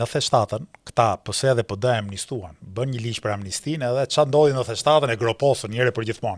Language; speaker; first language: Albanian; native; Albanian